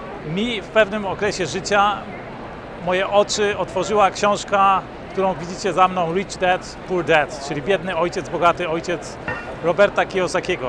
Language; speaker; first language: Polish; native; Polish